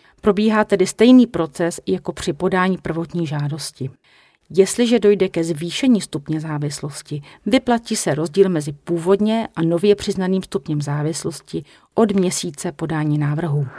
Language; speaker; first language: Czech; native; Czech